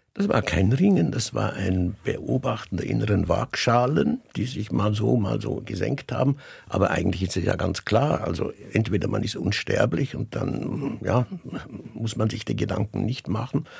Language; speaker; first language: German; native; German